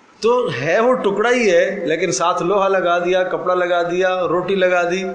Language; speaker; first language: Urdu; native; Urdu